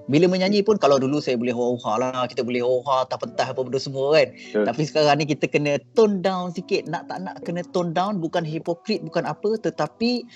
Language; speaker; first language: Malay; native; Malay